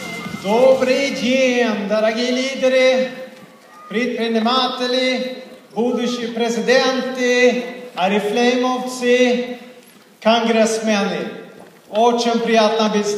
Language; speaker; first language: Russian; non-native, fluent; Swedish